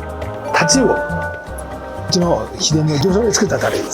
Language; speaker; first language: Japanese; native; Japanese